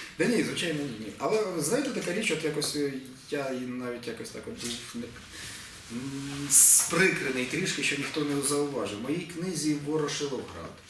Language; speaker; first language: Ukrainian; native; Ukrainian